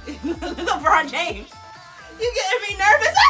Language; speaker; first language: English; native; English